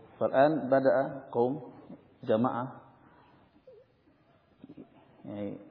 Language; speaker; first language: Arabic; non-native, learner; Indonesian